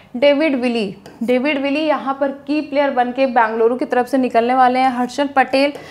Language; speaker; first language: Hindi; native; Hindi